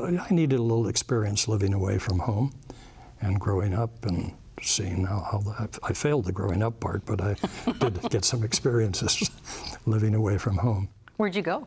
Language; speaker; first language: English; native; English